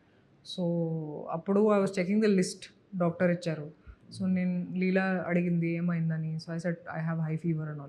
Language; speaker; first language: Telugu; non-native, fluent; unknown